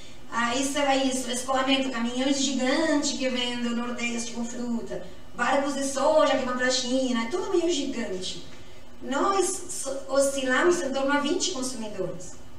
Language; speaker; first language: Portuguese; non-native, fluent; Spanish